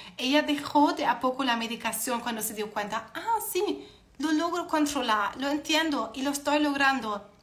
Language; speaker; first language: Spanish; non-native, fluent; German